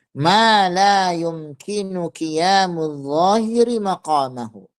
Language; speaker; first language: Arabic; non-native, fluent; Indonesian